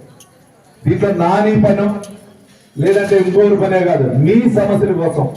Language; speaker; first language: Telugu; native; Telugu